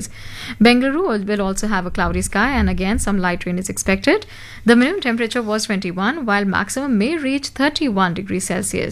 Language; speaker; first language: English; non-native, local second language; Hindi